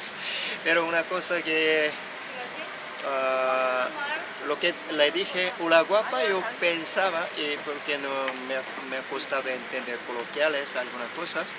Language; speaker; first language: Spanish; non-native, fluent; Korean